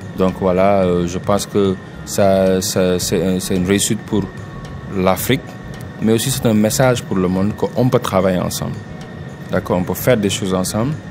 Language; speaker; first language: French; non-native, local second language; Wolof